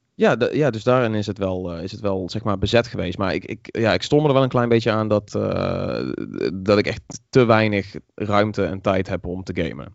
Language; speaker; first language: Dutch; native; Dutch